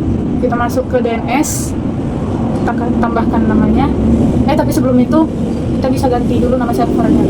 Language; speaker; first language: Indonesian; native; Indonesian